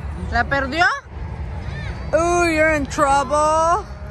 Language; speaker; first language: Spanish; early bilingual, heritage; Spanish